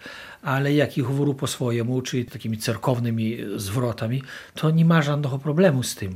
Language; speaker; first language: Polish; non-native, local second language; Ukrainian